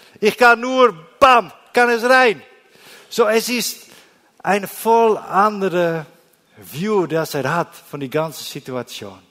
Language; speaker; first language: German; non-native, learner; Dutch